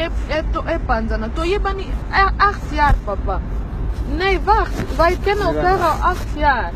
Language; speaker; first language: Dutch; early bilingual, other home language; Lingala